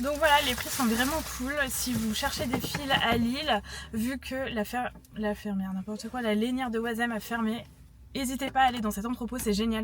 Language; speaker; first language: French; native; French